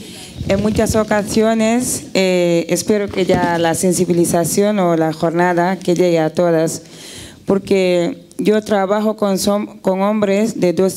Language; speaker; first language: Spanish; non-native, fluent; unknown